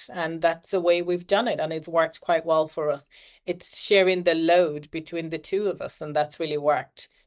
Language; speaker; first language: English; native; English